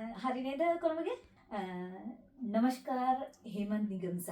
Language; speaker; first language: Hindi; non-native, fluent; Sinhala